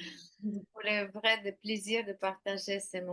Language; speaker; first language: French; non-native, learner; Ukrainian